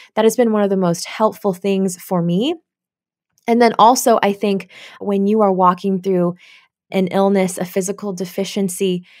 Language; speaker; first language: English; native; English